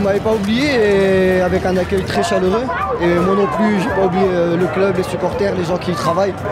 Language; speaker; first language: French; native; French